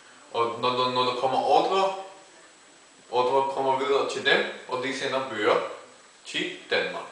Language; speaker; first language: Danish; non-native, fluent; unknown